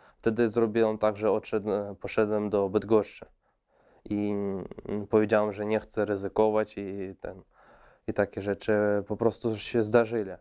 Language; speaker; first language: Polish; non-native, fluent; Russian